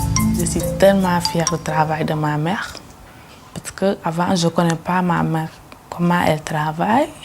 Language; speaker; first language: French; non-native, learner; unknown